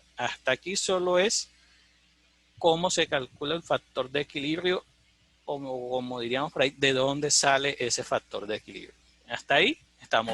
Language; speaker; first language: Spanish; native; Spanish